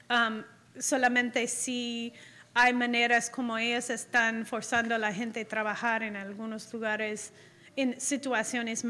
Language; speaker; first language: Spanish; non-native, fluent; English